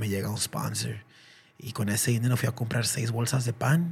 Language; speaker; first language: Spanish; early bilingual, heritage; Spanish